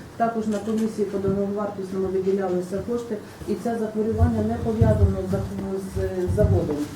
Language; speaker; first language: Ukrainian; native; Ukrainian